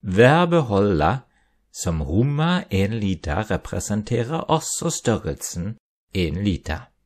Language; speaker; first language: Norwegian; non-native, fluent; German